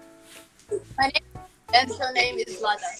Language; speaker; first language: English; non-native, learner; Russian